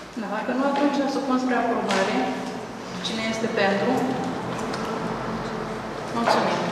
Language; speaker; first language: Romanian; native; Romanian